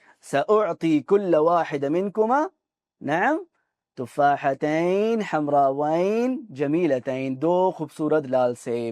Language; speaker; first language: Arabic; non-native, fluent; Urdu